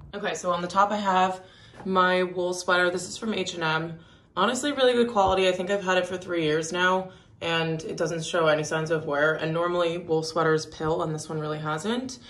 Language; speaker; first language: English; native; English